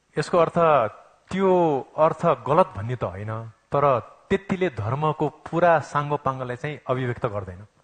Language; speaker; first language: Nepali; native; Nepali